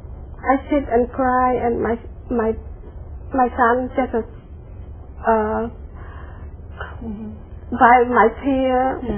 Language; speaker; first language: English; non-native, learner; Khmer